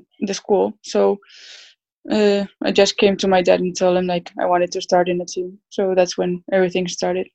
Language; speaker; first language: English; non-native, fluent; Spanish